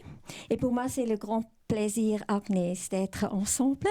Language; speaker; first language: French; non-native, local second language; German